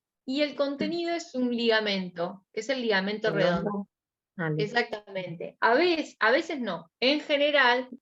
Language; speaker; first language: Spanish; native; Spanish